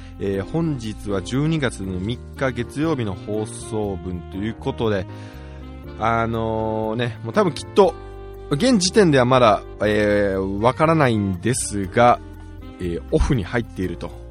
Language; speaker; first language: Japanese; native; Japanese